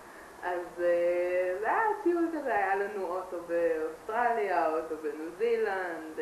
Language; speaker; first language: Hebrew; native; Hebrew